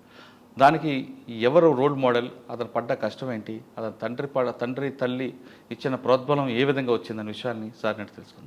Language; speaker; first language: Telugu; native; Telugu